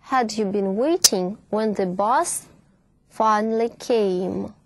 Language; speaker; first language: English; non-native, fluent; Russian